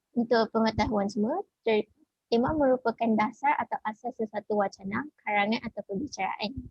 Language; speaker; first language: Malay; native; Malay